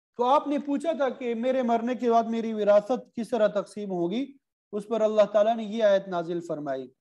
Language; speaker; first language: Urdu; native; Urdu